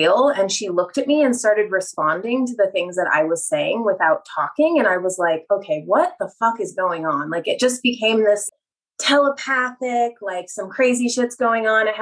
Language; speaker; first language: English; native; English